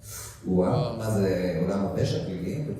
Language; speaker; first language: Hebrew; native; Hebrew